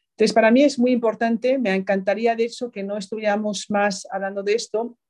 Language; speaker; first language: Spanish; non-native, fluent; French